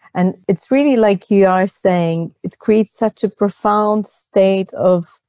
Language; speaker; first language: English; non-native, fluent; Polish